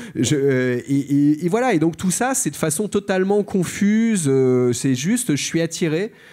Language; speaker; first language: French; native; French